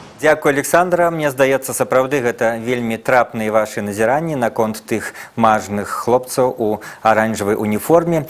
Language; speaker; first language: Belarusian; native; Belarusian